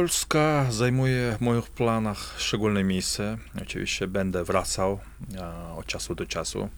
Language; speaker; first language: Polish; non-native, fluent; Kazakh